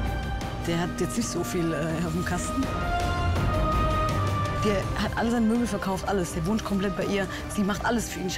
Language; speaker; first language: German; native; German